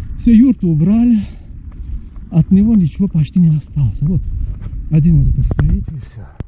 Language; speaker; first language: Russian; non-native, local second language; Uzbek